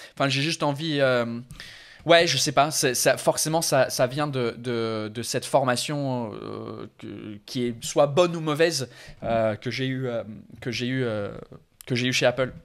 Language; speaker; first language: French; non-native, fluent; English